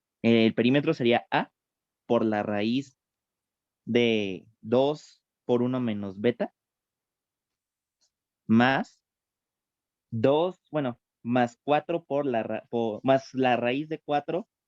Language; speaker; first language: Spanish; native; Spanish